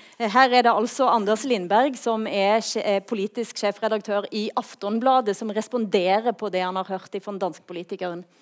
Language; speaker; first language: Norwegian; native; Norwegian